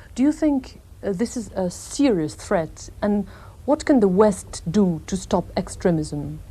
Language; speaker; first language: English; non-native, fluent; French